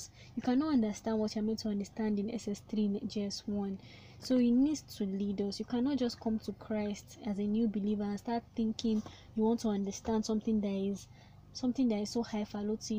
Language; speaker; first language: English; non-native, local second language; Yoruba